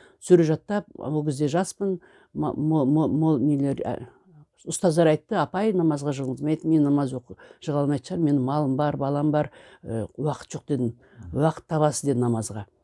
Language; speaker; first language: Kazakh; native; Kazakh